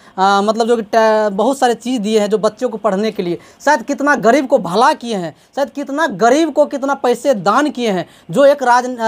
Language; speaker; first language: Hindi; native; Hindi